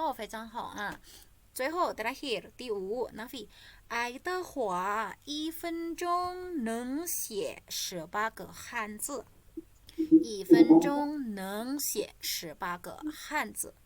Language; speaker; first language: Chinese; non-native, fluent; Indonesian